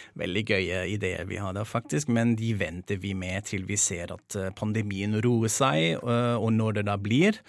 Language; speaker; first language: Norwegian; non-native, fluent; German